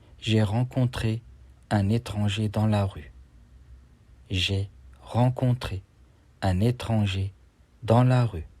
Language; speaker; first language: French; non-native, fluent; Turkish